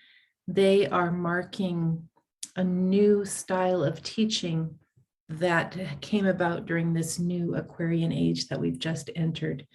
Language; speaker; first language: English; native; English